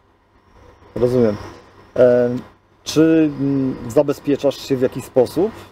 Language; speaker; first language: Polish; native; Polish